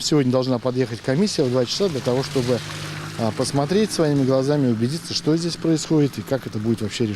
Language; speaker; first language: Russian; native; Russian